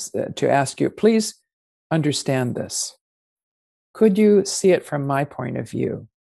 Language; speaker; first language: English; native; English